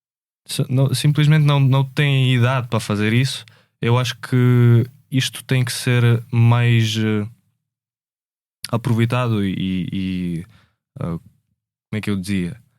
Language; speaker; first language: Portuguese; early bilingual, other home language; Ukrainian